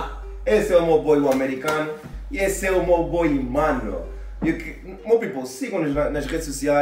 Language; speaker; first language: Portuguese; native; Portuguese